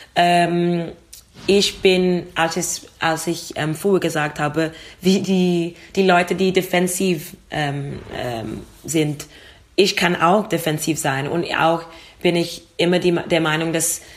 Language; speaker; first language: German; non-native, learner; English